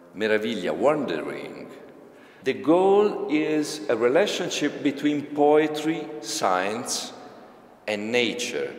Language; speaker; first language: English; non-native, fluent; Italian